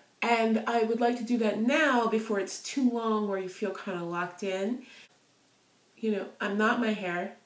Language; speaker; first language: English; native; English